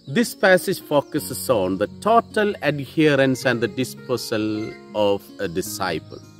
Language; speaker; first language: English; non-native, local second language; Malayalam